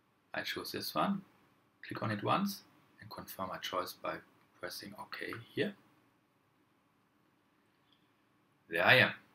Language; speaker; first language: English; non-native, fluent; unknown